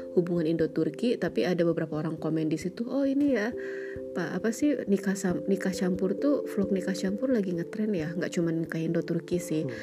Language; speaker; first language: Indonesian; native; Indonesian